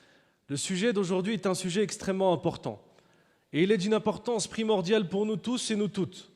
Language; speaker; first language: French; native; French